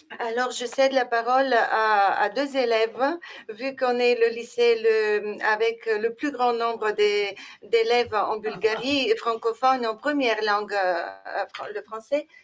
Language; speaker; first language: French; non-native, fluent; Bulgarian